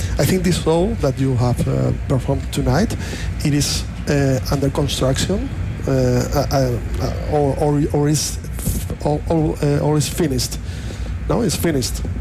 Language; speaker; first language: English; non-native, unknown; Spanish